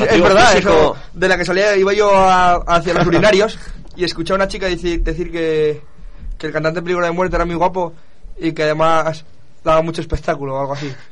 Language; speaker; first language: Spanish; native; Spanish